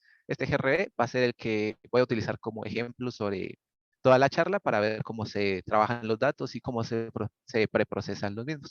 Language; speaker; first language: Spanish; native; Spanish